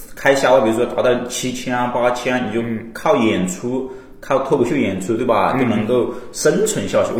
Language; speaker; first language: Chinese; native; Chinese